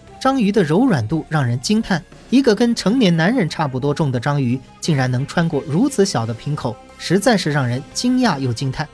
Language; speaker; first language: Chinese; native; Chinese